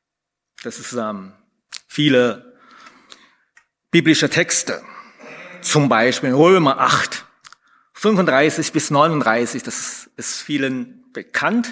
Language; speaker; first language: German; non-native, fluent; Chinese